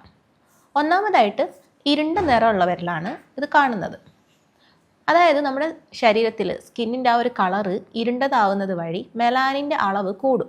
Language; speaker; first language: Malayalam; native; Malayalam